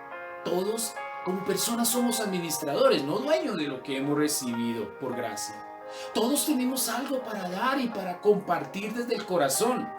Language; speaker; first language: Spanish; native; Spanish